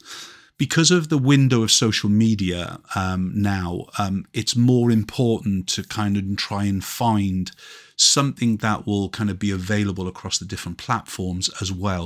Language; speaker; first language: English; native; English